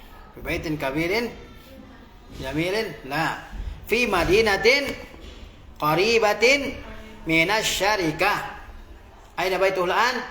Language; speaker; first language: Arabic; non-native, fluent; Indonesian